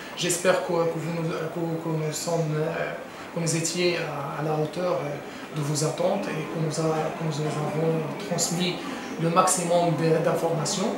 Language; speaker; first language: French; non-native, local second language; Arabic